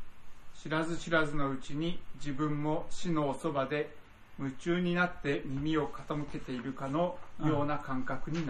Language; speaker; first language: Japanese; native; Japanese